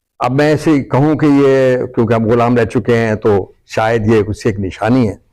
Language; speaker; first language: Urdu; native; Urdu